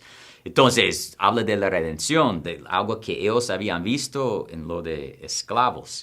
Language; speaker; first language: Spanish; non-native, fluent; English